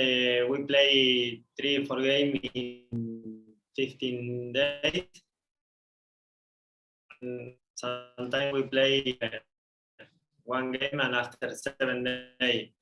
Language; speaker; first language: English; non-native, learner; Spanish